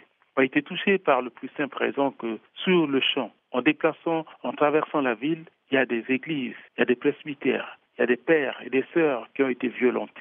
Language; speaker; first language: French; non-native, local second language; Sango